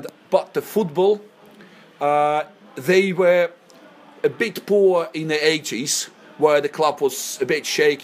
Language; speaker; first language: English; non-native, fluent; Russian